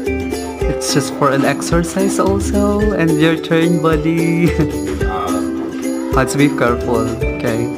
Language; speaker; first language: English; non-native, learner; Filipino